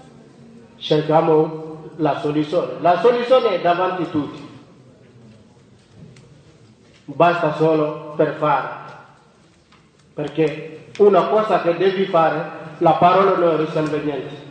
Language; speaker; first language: Italian; non-native, learner; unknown